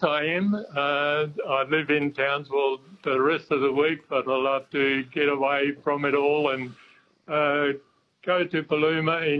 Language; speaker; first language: English; non-native, fluent; German